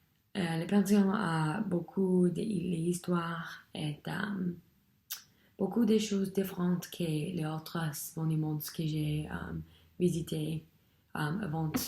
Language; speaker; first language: French; non-native, learner; English